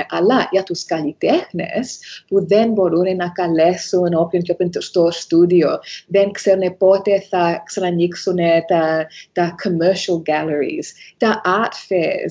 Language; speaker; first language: Greek; early bilingual, heritage; Greek